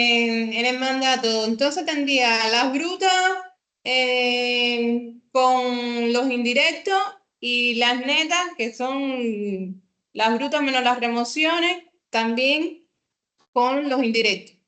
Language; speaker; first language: Spanish; native; Spanish